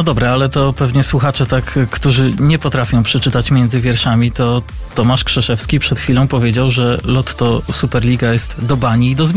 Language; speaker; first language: Polish; native; Polish